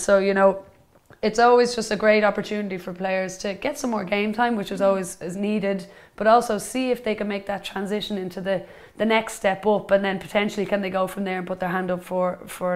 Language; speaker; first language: English; native; English